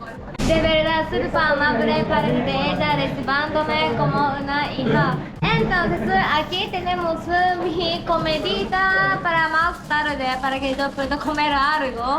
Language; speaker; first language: Spanish; non-native, learner; Japanese